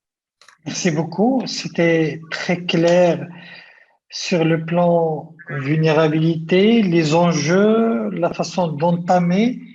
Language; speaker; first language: French; non-native, local second language; Arabic